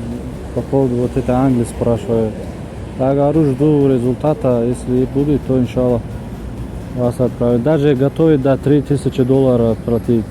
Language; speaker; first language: Russian; non-native, local second language; Tajik